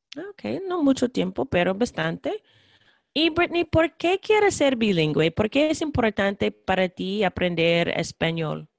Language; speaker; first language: Spanish; non-native, fluent; English